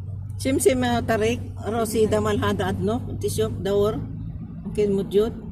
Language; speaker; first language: Arabic; non-native, learner; Filipino